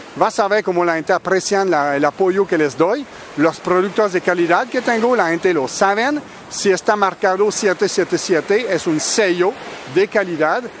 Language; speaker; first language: Spanish; non-native, fluent; French